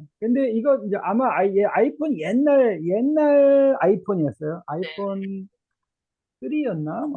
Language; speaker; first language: Korean; native; Korean